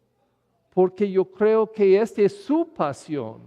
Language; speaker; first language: Spanish; non-native, fluent; English